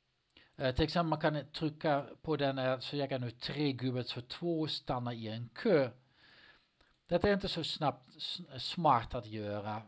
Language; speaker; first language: Swedish; non-native, learner; Dutch